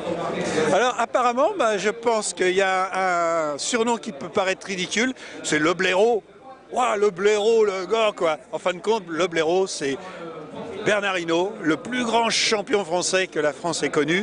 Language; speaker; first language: French; native; French